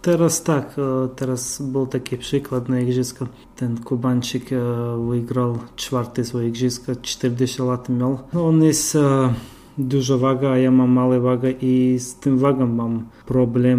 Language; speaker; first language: Polish; non-native, fluent; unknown